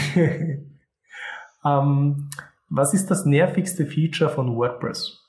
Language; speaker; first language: German; native; German